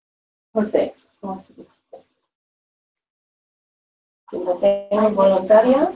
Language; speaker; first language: Spanish; non-native, learner; English